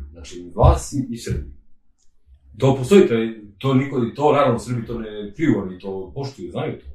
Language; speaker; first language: Serbian; non-native, local second language; Romanian